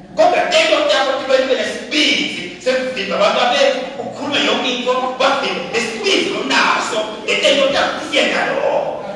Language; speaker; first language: Zulu; non-native, local second language; Swati